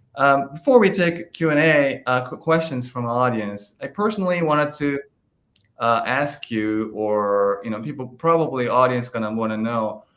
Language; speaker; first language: English; non-native, fluent; Japanese